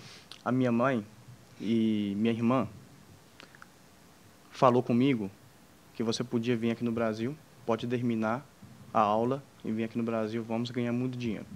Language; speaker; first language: Portuguese; non-native, fluent; Chinese